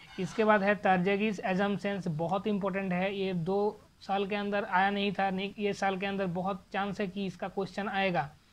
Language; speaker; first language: Hindi; non-native, local second language; Bangla